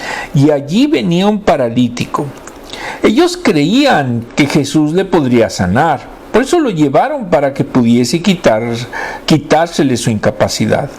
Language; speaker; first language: Spanish; native; Spanish